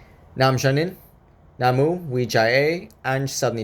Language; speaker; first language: Korean; non-native, learner; English